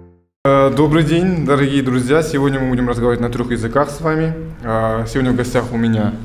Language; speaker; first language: Russian; native; Russian